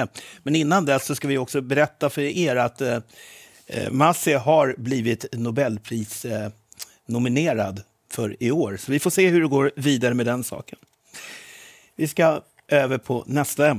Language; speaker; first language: Swedish; native; Swedish